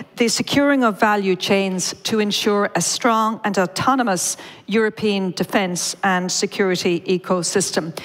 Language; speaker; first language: English; native; English